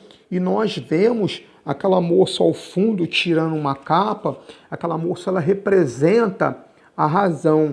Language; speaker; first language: Portuguese; native; Portuguese